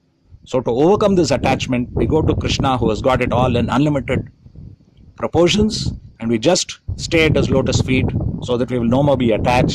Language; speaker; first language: English; non-native, local second language; Tamil